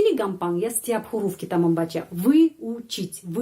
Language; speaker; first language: Indonesian; non-native, fluent; Russian